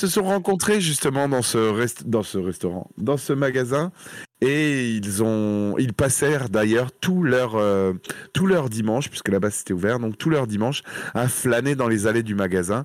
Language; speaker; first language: French; native; French